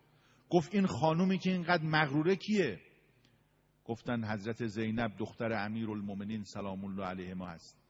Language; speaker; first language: Persian; native; Persian